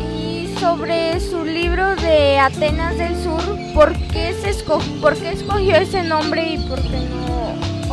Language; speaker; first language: Spanish; native; Spanish